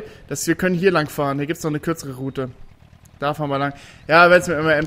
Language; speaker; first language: German; native; German